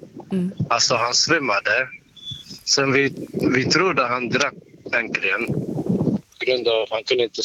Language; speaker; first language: Swedish; non-native, learner; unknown